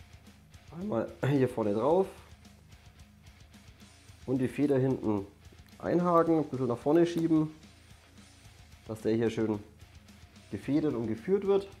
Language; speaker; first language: German; native; German